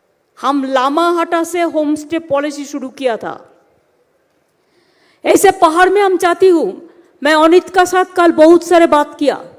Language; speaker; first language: Hindi; non-native, local second language; Bangla